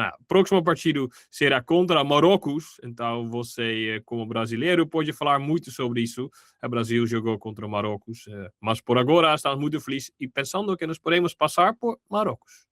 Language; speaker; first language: Portuguese; non-native, fluent; Dutch